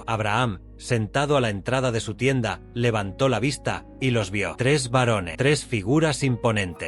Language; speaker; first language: Spanish; native; Spanish